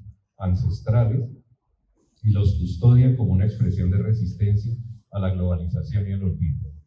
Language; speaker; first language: Spanish; native; Spanish